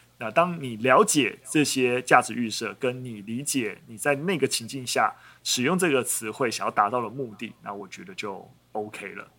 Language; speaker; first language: Chinese; native; Chinese